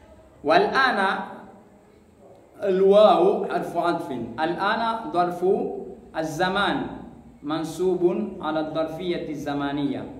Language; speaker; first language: Arabic; non-native, fluent; Swahili